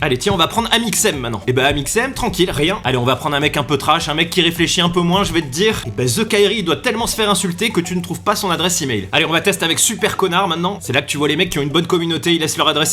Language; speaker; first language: French; native; French